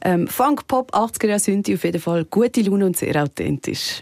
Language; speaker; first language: German; native; German